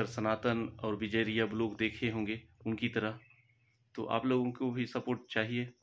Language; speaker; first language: Hindi; native; Hindi